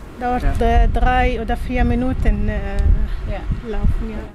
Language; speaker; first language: German; non-native, learner; Arabic